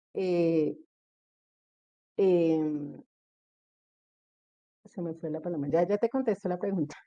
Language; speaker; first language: Spanish; native; Spanish